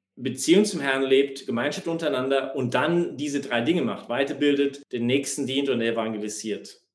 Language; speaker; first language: German; non-native, fluent; English